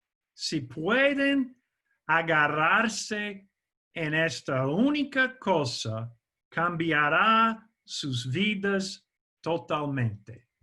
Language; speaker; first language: Spanish; non-native, fluent; English